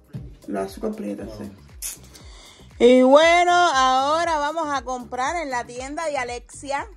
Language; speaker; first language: Spanish; native; Spanish